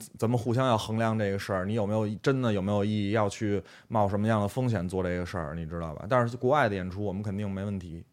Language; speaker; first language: Chinese; native; Chinese